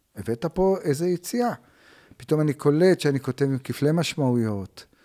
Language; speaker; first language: Hebrew; native; Hebrew